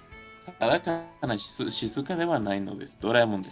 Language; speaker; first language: Japanese; non-native, learner; Spanish